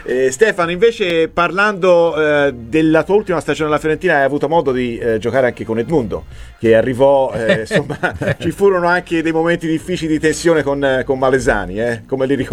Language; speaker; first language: Italian; native; Italian